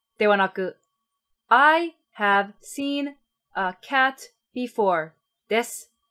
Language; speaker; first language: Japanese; native; Japanese